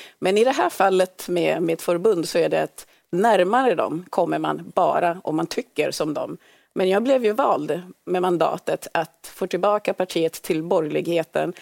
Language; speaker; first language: Swedish; early bilingual, other home language; Swahili